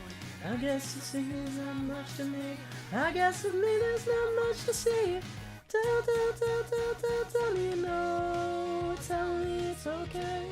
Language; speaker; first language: English; native; English